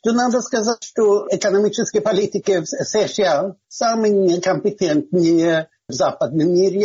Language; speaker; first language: Russian; non-native, fluent; Swedish